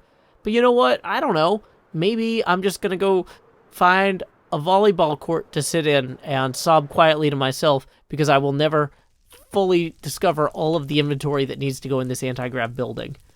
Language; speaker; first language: English; native; English